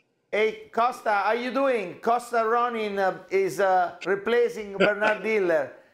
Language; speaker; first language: English; non-native, fluent; Italian